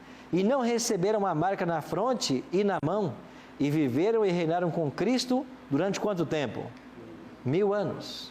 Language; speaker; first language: Portuguese; native; Portuguese